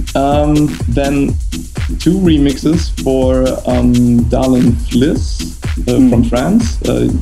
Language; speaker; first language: English; non-native, fluent; German